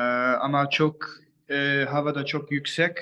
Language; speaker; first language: Turkish; non-native, learner; English